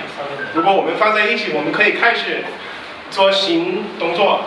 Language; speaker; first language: Chinese; non-native, fluent; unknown